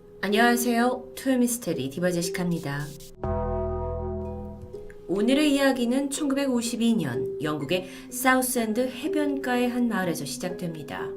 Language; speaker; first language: Korean; native; Korean